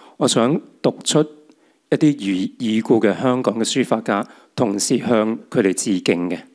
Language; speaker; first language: Cantonese; native; Cantonese